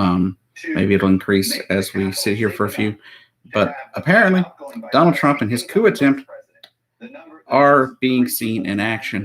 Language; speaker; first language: English; native; English